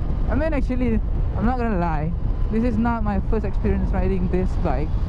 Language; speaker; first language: English; non-native, local second language; Malay